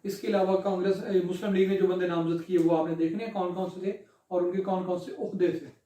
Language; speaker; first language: Urdu; non-native, local second language; Punjabi